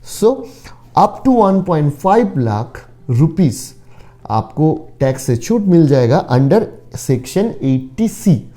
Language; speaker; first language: Hindi; non-native, local second language; Bangla